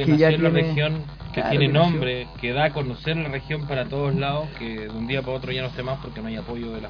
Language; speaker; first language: Spanish; native; Spanish